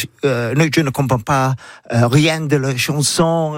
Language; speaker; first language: French; non-native, learner; English